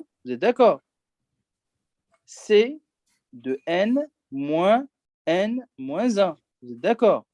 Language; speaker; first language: French; native; French